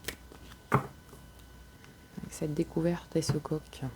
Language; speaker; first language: French; native; French